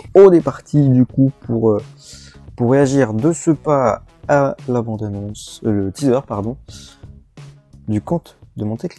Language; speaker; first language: French; native; French